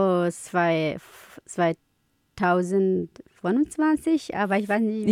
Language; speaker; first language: German; non-native, learner; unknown